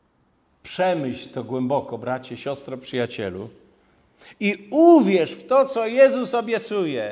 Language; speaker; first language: Polish; native; Polish